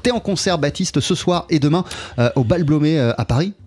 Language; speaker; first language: French; native; French